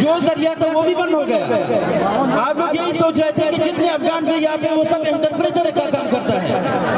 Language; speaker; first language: Hindi; non-native, fluent; Persian